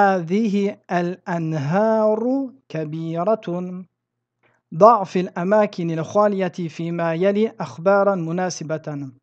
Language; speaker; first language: Arabic; non-native, fluent; French